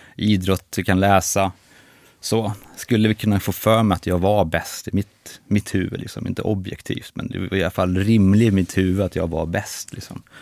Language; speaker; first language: Swedish; native; Swedish